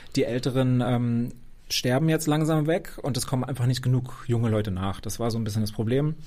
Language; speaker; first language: German; native; German